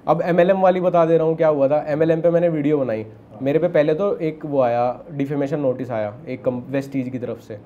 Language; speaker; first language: Hindi; native; Hindi